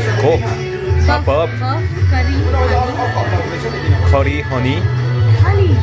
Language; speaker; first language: English; non-native, learner; Korean